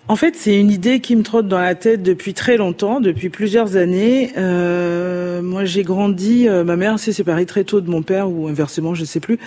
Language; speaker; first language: French; non-native, local second language; Fon